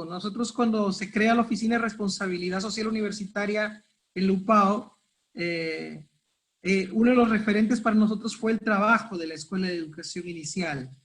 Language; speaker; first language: Spanish; native; Spanish